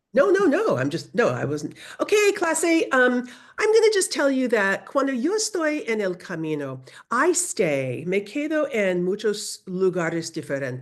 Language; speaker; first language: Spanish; non-native, fluent; English